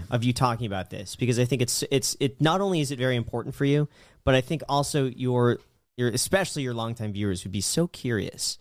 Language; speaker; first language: English; native; English